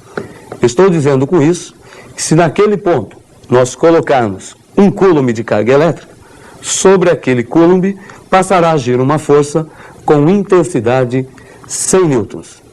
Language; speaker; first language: Portuguese; native; Portuguese